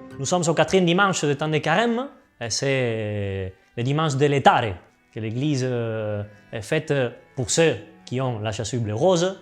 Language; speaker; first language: French; non-native, fluent; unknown